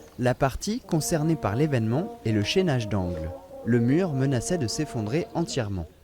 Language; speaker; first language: French; native; French